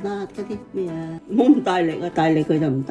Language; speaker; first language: Cantonese; native; Cantonese